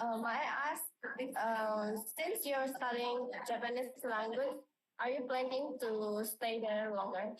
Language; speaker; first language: English; non-native, learner; Indonesian